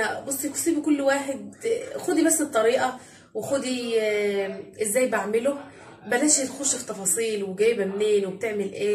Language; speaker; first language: Arabic; native; Arabic